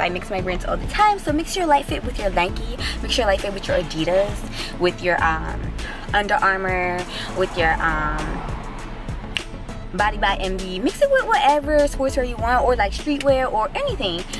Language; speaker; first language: English; native; English